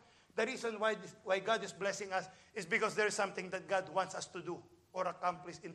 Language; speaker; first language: English; non-native, local second language; Filipino